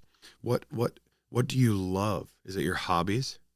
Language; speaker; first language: English; native; English